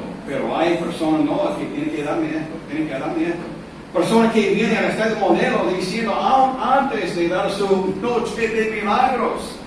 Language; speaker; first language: Spanish; non-native, fluent; English